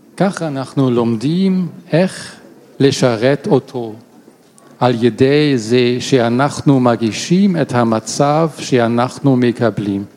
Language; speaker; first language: Hebrew; non-native, learner; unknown